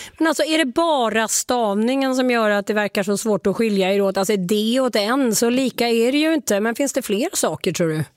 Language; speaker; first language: Swedish; native; Swedish